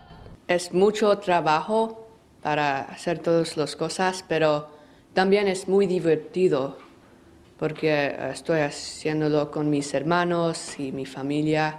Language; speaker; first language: Spanish; early bilingual, heritage; Spanish